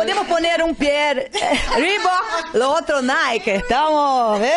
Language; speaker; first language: Spanish; non-native, learner; Portuguese